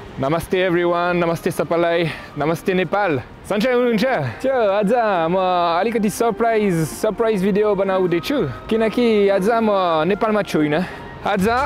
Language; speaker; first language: Nepali; non-native, fluent; French